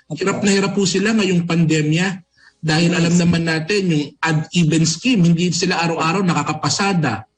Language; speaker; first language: Filipino; native; Filipino